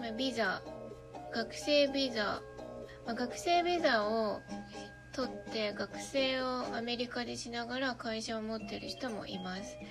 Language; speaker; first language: Japanese; native; Japanese